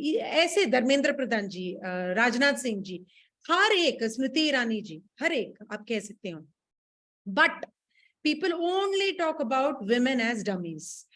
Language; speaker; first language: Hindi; non-native, local second language; Tamil